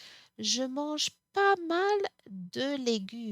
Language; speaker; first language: French; non-native, fluent; English